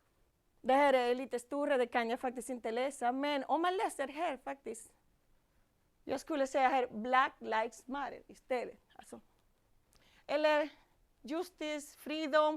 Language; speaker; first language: Swedish; non-native, fluent; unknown